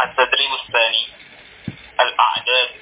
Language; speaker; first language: Arabic; non-native, learner; Indonesian